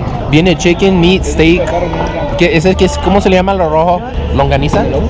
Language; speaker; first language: Spanish; early bilingual, heritage; Spanish